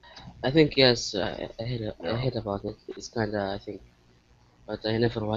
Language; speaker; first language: English; non-native, learner; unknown